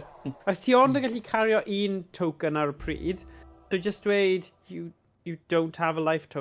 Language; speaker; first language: Welsh; native; Welsh